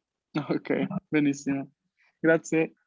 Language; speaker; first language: Italian; non-native, fluent; Spanish